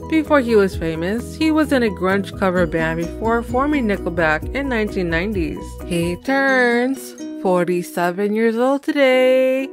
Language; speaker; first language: English; native; English